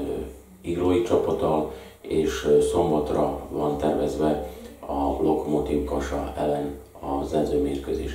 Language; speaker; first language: Hungarian; non-native, fluent; Slovak